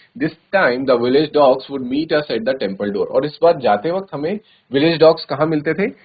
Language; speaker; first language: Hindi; native; Hindi